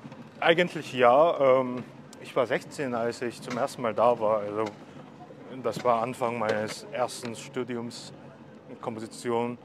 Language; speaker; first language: German; non-native, fluent; Korean